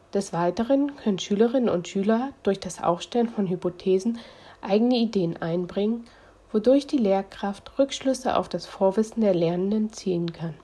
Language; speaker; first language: German; native; German